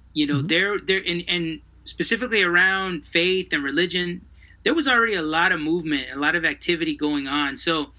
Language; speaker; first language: English; early bilingual, other home language; Spanish